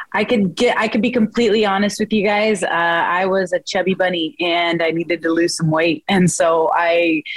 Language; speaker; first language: English; native; English